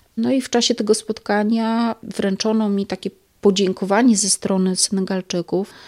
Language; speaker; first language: Polish; native; Polish